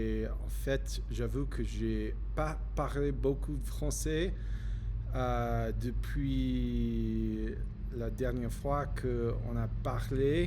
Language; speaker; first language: French; non-native, learner; English